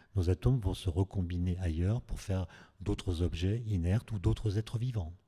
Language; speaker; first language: French; native; French